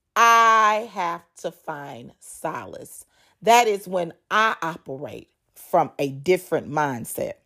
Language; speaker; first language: English; native; English